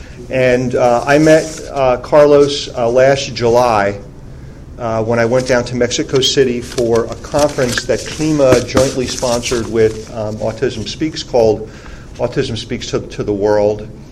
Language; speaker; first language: English; native; English